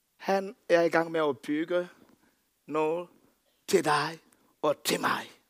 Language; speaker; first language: Danish; non-native, fluent; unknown